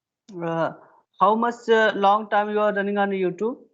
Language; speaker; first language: English; non-native, learner; Hindi